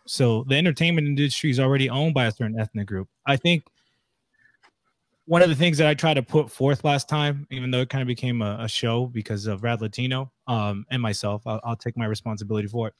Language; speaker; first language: English; early bilingual, other home language; Spanish